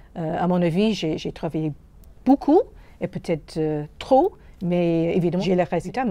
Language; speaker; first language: French; non-native, fluent; English